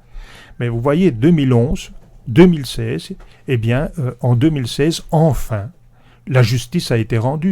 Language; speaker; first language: French; native; French